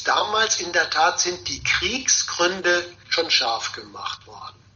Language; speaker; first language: German; native; German